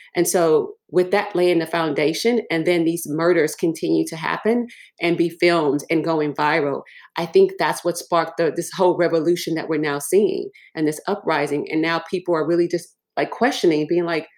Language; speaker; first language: English; early bilingual, other home language; Yoruba